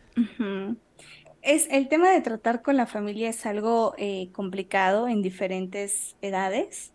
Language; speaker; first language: Spanish; native; Spanish